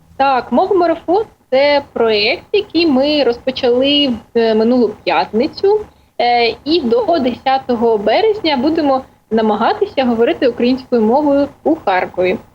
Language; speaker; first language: Ukrainian; non-native, local second language; Russian